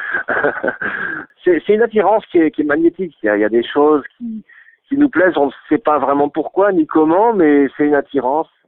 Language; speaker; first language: French; native; French